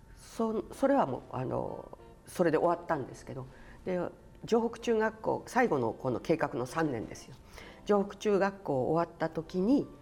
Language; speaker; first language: Japanese; native; Japanese